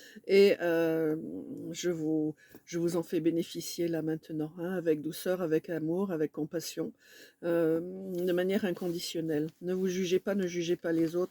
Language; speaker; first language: French; native; French